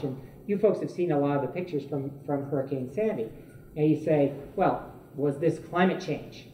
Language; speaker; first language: English; native; English